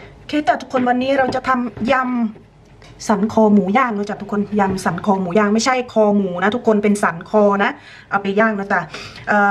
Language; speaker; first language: Thai; native; Thai